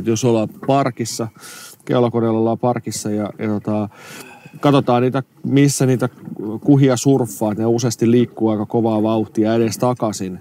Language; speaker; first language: Finnish; native; Finnish